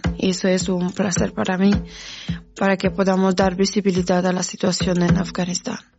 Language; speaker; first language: Spanish; non-native, fluent; Persian